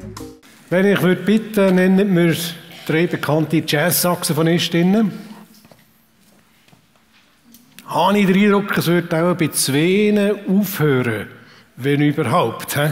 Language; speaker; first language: German; native; German